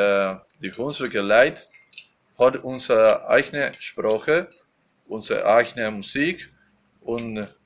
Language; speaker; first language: German; early bilingual, heritage; Spanish